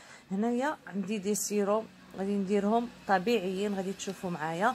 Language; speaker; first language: Arabic; native; Arabic